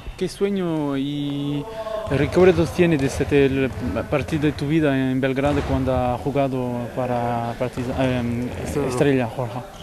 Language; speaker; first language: Spanish; non-native, fluent; French